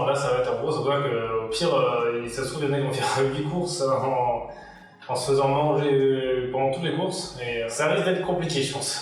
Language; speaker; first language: French; native; French